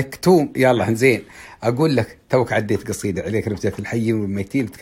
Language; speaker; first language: Arabic; native; Arabic